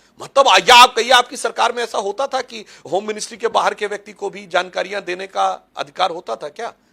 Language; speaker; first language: Hindi; native; Hindi